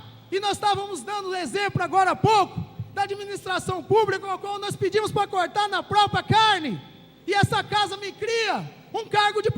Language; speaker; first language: Portuguese; native; Portuguese